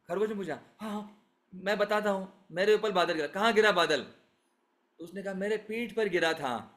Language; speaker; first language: Hindi; non-native, local second language; Marathi